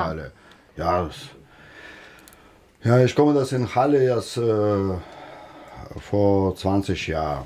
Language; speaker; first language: German; non-native, learner; Russian